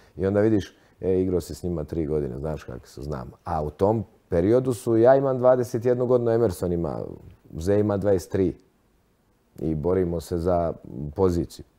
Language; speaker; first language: Croatian; native; Croatian